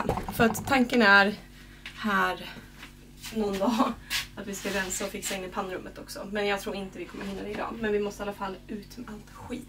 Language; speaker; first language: Swedish; native; Swedish